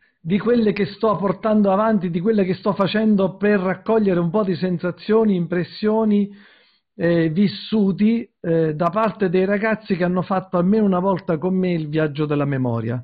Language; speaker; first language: Italian; native; Italian